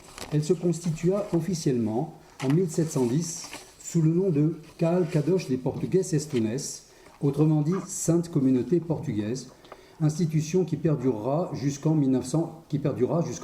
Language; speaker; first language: French; native; French